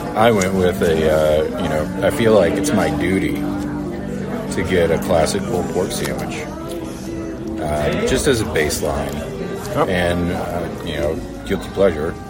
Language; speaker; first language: English; native; English